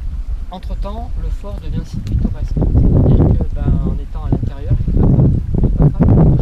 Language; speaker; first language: French; native; French